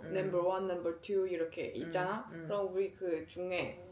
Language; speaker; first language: Korean; non-native, fluent; Chinese